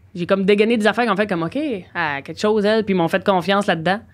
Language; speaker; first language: French; native; French